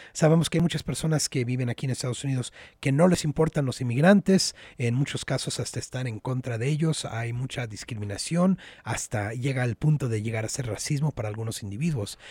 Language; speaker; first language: Spanish; early bilingual, heritage; Spanish